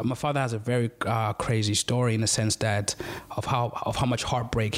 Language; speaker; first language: English; non-native, local second language; Ganda